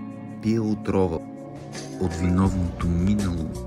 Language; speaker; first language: Bulgarian; native; Bulgarian